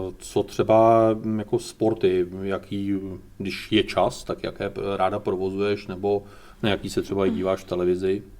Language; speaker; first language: Czech; native; Czech